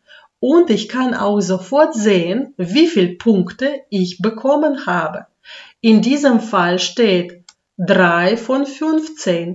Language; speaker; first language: German; non-native, fluent; Russian